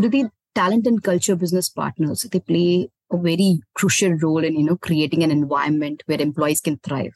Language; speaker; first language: English; non-native, local second language; Hindi